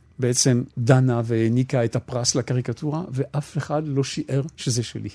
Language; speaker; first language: Hebrew; non-native, fluent; French